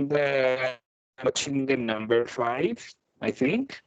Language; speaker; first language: English; non-native, learner; Spanish